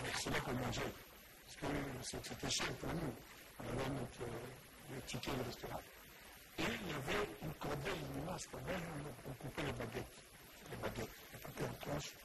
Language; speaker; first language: French; non-native, local second language; Lingala